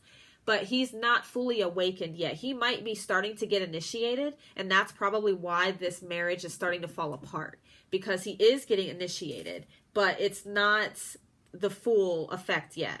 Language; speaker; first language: English; native; English